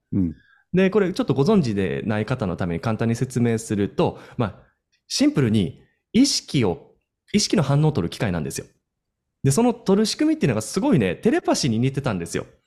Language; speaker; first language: Japanese; native; Japanese